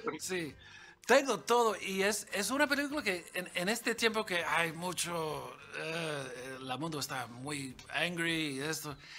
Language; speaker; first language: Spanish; early bilingual, other home language; English